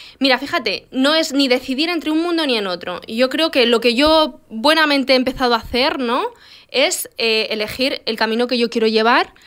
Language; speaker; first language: Spanish; early bilingual, other home language; Arabic